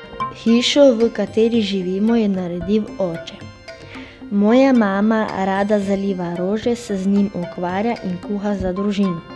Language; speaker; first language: Slovenian; non-native, local second language; Romany